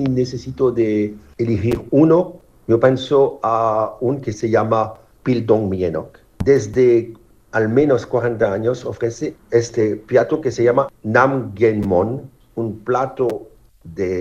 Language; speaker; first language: Spanish; non-native, fluent; French